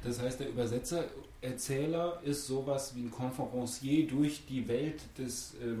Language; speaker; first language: German; native; German